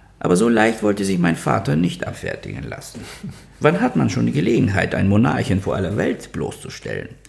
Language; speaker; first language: German; non-native, fluent; Bulgarian